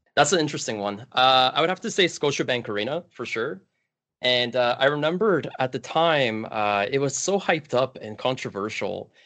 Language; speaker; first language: English; early bilingual, other home language; Polish